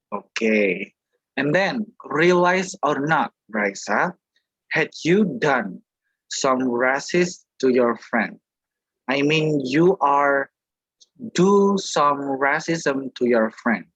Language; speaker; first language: English; non-native, fluent; Indonesian